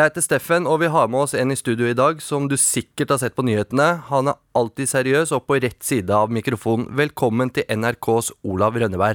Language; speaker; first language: Norwegian; native; Norwegian